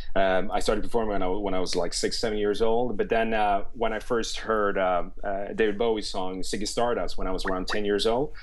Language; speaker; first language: English; non-native, fluent; Swedish